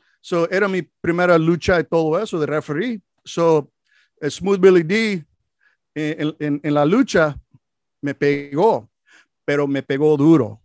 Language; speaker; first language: Spanish; non-native, learner; English